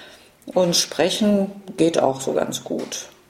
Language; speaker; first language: German; non-native, fluent; French